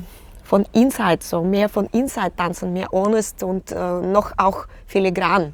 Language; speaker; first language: German; non-native, learner; Russian